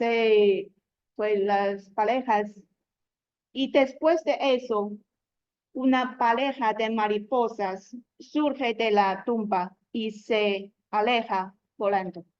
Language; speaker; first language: Spanish; non-native, learner; Chinese